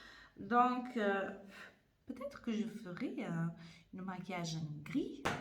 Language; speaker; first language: French; non-native, fluent; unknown